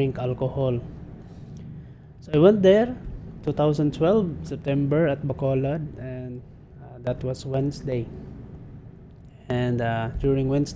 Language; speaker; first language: English; non-native, local second language; Cebuano